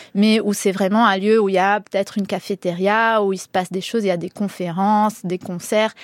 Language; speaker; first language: French; early bilingual, heritage; Spanish